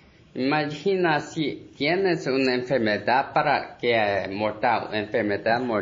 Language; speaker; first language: Spanish; non-native, learner; Korean